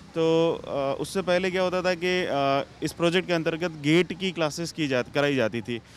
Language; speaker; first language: Hindi; native; Hindi